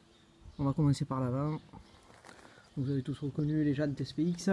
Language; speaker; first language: French; native; French